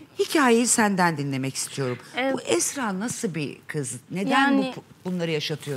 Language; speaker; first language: Turkish; native; Turkish